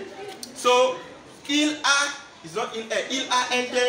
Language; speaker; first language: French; non-native, fluent; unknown